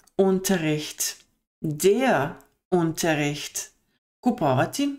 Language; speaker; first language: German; non-native, fluent; Bosnian